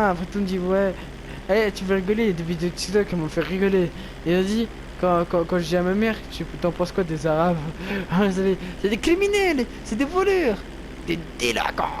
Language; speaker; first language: French; native; French